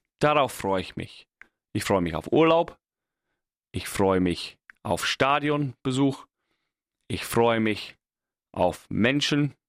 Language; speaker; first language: German; non-native, fluent; English